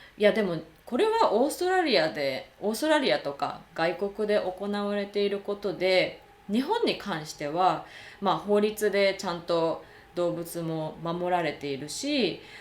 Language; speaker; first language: Japanese; native; Japanese